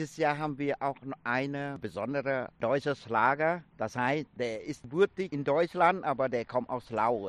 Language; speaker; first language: German; non-native, learner; Thai